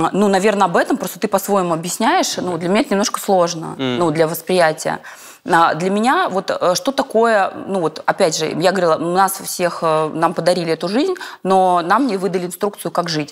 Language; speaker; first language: Russian; native; Russian